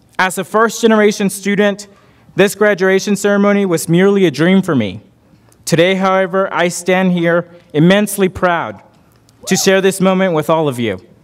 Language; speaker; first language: English; early bilingual, other home language; Spanish